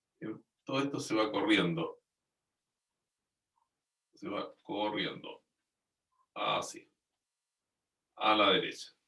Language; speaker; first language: Spanish; native; Spanish